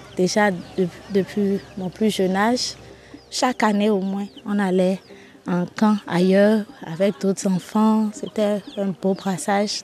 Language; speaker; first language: French; non-native, local second language; Fon